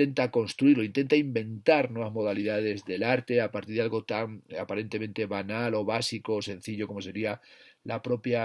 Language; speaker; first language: Spanish; native; Spanish